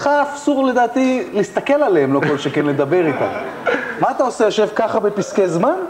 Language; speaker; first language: Hebrew; native; Hebrew